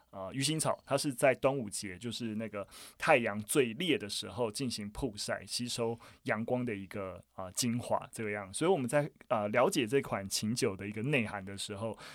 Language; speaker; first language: Chinese; native; Chinese